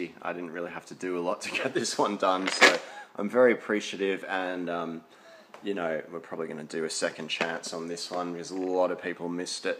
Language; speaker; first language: English; native; English